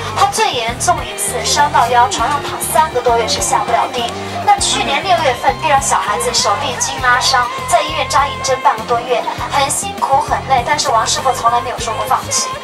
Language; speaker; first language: Chinese; native; Chinese